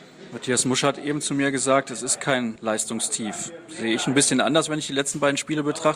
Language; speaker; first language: German; native; German